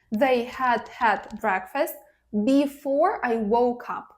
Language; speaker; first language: English; non-native, fluent; Ukrainian